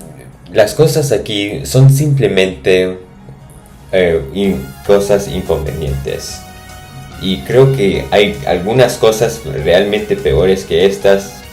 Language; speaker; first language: Spanish; non-native, fluent; English